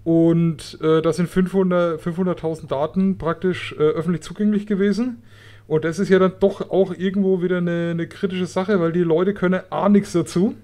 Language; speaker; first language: German; native; German